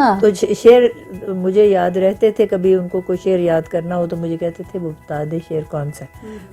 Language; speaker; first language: Urdu; non-native, local second language; Punjabi